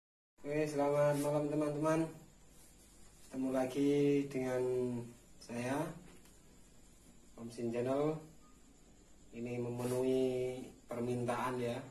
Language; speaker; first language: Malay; non-native, local second language; Javanese